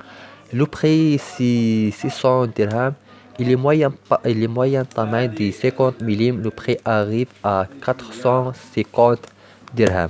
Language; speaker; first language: French; non-native, learner; Arabic